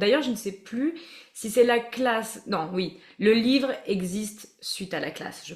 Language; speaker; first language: French; native; French